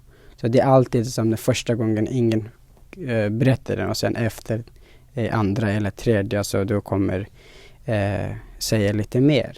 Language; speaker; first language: Swedish; non-native, fluent; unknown